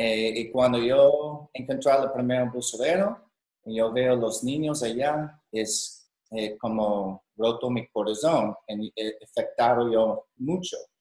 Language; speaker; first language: Spanish; non-native, learner; English